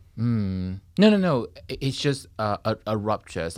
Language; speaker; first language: English; non-native, fluent; Chinese